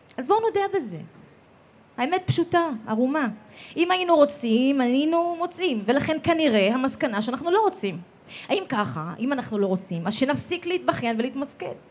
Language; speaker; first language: Hebrew; native; Hebrew